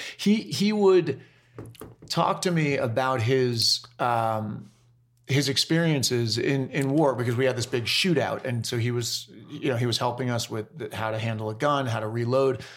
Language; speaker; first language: English; native; English